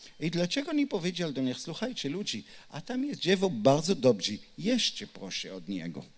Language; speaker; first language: Polish; non-native, learner; Hebrew